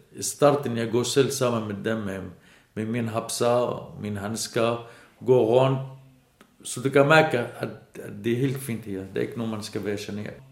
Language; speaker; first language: Danish; non-native, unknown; Arabic